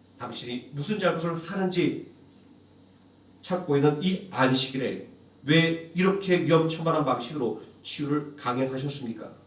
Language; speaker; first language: Korean; native; Korean